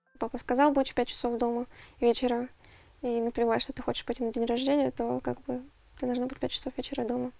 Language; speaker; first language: Russian; early bilingual, other home language; Armenian